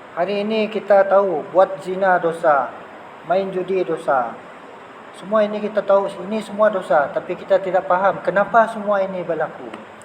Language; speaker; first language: Malay; native; Malay